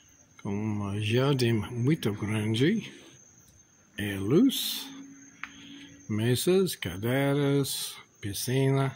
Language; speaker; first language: Portuguese; non-native, learner; English